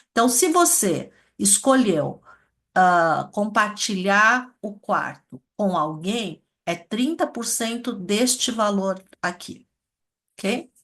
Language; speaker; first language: Portuguese; early bilingual, other home language; Chinese